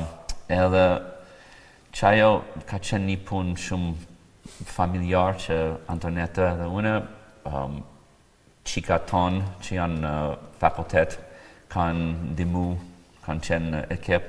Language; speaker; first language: Albanian; non-native, fluent; English